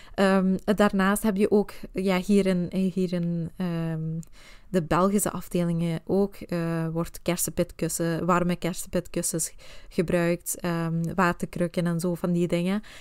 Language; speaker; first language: Dutch; non-native, fluent; Swedish